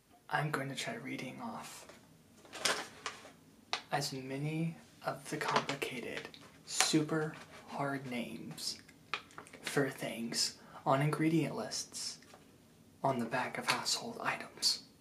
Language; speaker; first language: English; native; English